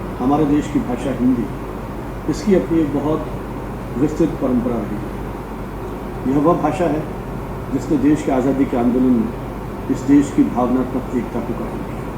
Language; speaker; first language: Hindi; native; Hindi